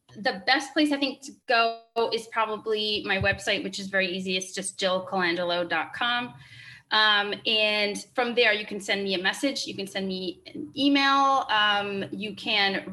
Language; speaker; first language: English; native; English